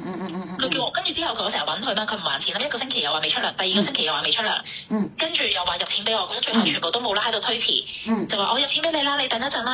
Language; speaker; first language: Cantonese; native; Cantonese